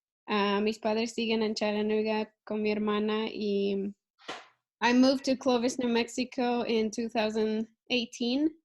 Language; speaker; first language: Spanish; early bilingual, heritage; Spanish